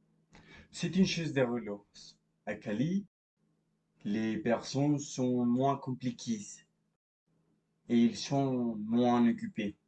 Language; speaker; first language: French; non-native, learner; Spanish